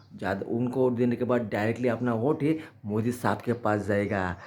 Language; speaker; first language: Hindi; non-native, local second language; Marathi